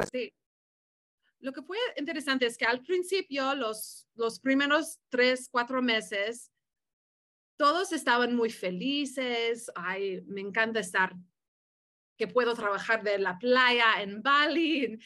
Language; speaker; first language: Spanish; early bilingual, heritage; Spanish